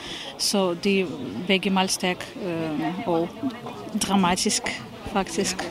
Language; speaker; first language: Danish; non-native, fluent; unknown